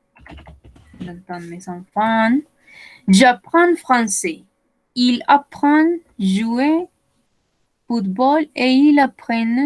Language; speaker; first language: French; non-native, learner; Spanish